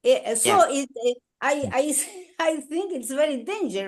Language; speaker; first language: English; non-native, learner; Spanish